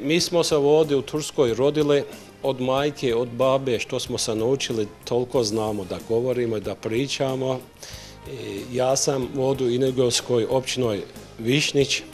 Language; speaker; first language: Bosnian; early bilingual, heritage; Bosnian